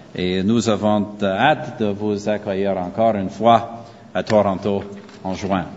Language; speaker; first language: French; non-native, fluent; English